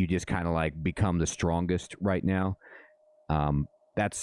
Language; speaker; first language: English; native; English